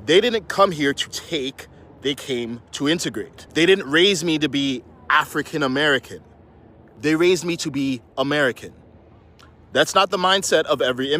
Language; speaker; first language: English; early bilingual, other home language; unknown